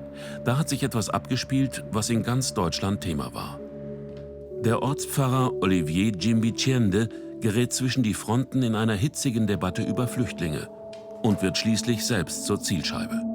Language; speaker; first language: German; native; German